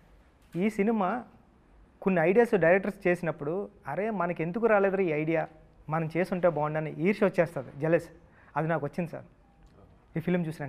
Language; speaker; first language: Telugu; native; Telugu